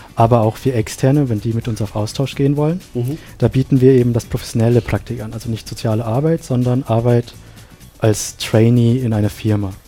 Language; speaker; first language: German; non-native, fluent; Sinhala